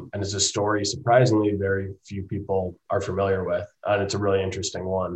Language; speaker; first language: English; native; English